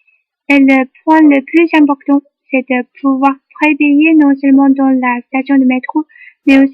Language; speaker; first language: French; non-native, learner; Chinese